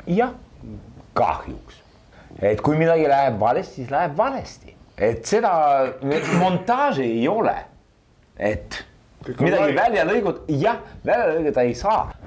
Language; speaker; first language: Estonian; non-native, fluent; Russian